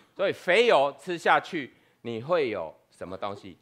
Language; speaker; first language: Chinese; non-native, fluent; Spanish